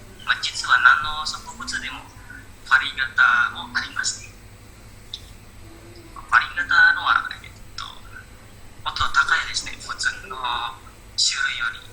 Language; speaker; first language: Japanese; non-native, learner; Indonesian